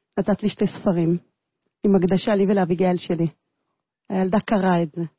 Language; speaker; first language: Hebrew; early bilingual, other home language; Russian